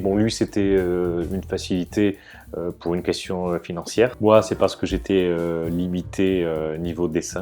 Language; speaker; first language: French; native; French